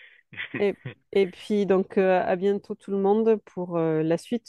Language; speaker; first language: French; native; French